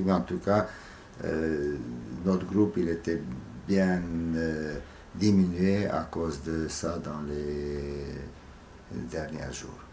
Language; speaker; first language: French; non-native, fluent; Hungarian